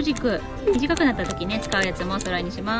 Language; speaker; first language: Japanese; native; Japanese